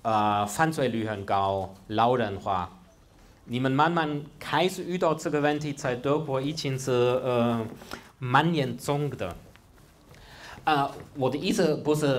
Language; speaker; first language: Chinese; non-native, fluent; German